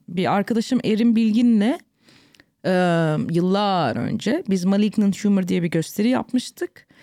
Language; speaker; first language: Turkish; early bilingual, heritage; Turkish